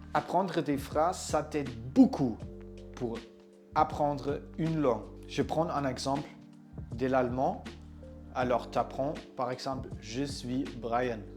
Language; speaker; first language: French; non-native, fluent; German